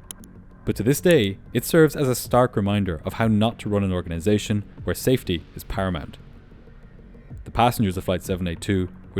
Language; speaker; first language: English; native; English